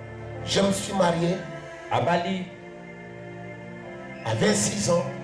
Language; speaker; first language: French; non-native, local second language; Lingala